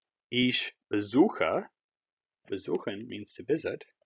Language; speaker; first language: German; non-native, fluent; English